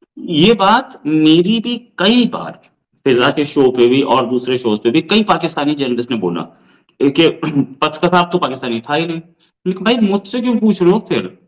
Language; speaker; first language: Hindi; native; Hindi